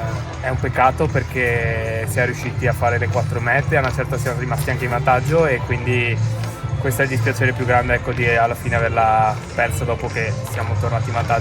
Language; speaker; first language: Italian; native; Italian